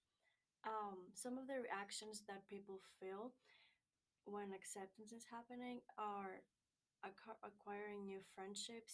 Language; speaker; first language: English; non-native, fluent; Greek